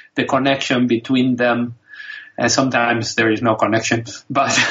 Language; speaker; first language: English; non-native, fluent; Spanish